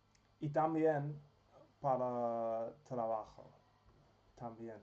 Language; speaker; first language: Spanish; non-native, learner; English